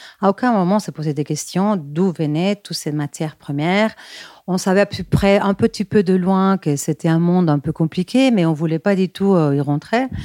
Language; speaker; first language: French; non-native, fluent; Spanish